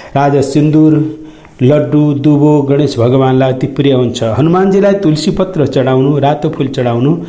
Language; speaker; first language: Nepali; native; Nepali